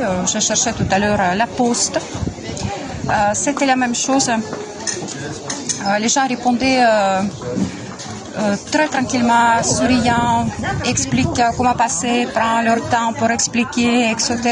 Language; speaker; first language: French; non-native, fluent; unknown